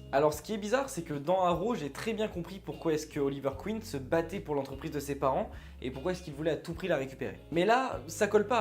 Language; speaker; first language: French; native; French